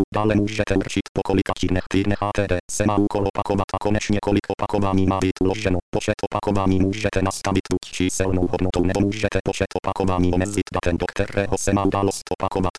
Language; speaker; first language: Czech; native; Czech